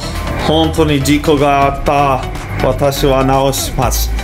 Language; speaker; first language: Japanese; non-native, learner; English